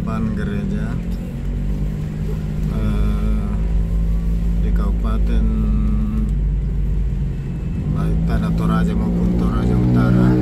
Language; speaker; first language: Indonesian; native; Indonesian